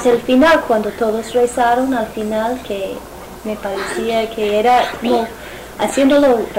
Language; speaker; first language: Spanish; non-native, fluent; English